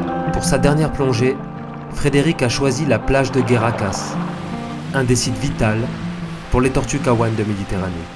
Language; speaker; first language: French; native; French